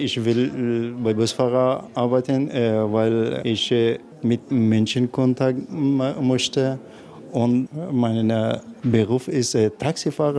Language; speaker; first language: German; non-native, learner; Arabic